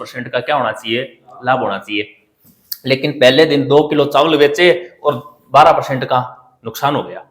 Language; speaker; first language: Hindi; native; Hindi